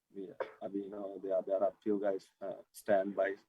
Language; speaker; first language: English; non-native, local second language; Sinhala